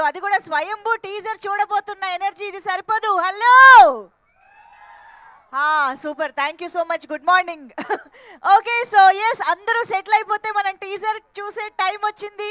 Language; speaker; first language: Telugu; native; Telugu